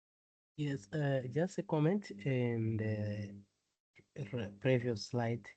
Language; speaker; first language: English; non-native, learner; Portuguese